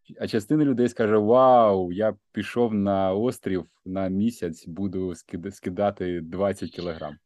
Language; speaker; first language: Ukrainian; non-native, local second language; Russian